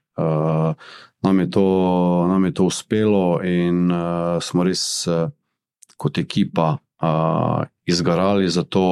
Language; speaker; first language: Slovenian; early bilingual, other home language; Bosnian